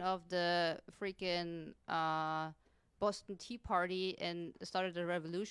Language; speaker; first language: English; non-native, fluent; German